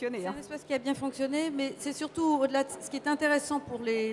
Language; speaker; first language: French; native; French